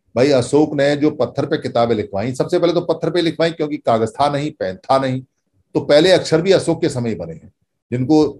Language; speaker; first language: Hindi; native; Hindi